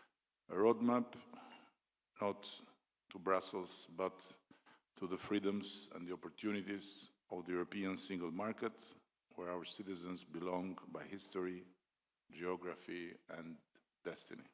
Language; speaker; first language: English; non-native, local second language; Albanian